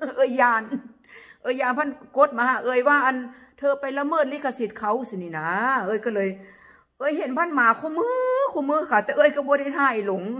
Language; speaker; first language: Northeastern Thai; non-native, local second language; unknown